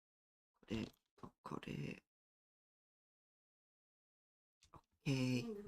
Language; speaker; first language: Japanese; non-native, learner; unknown